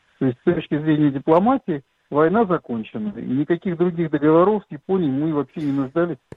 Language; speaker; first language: Russian; native; Russian